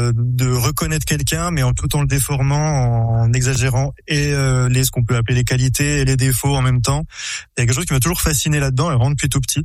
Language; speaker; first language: French; native; French